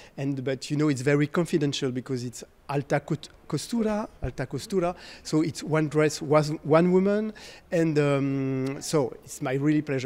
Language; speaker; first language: English; non-native, fluent; French